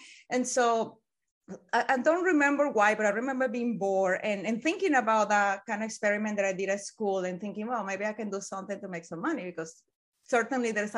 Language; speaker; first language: English; non-native, fluent; Spanish